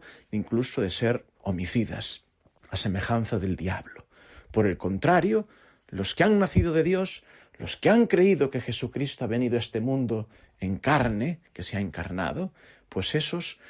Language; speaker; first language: Spanish; native; Spanish